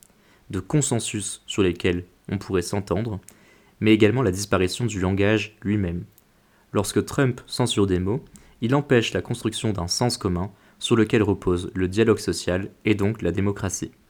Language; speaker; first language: French; native; French